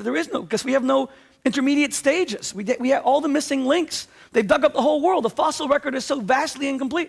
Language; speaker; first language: English; native; English